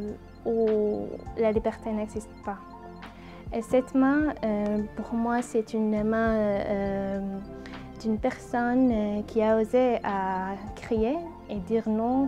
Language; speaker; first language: French; non-native, learner; Arabic